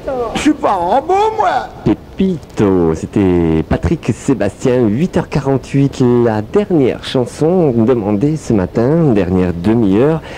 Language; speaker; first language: French; native; French